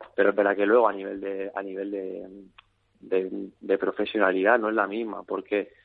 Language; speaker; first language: Spanish; native; Spanish